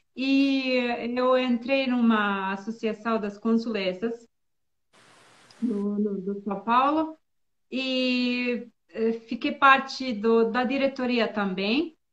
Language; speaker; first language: Portuguese; non-native, learner; Bosnian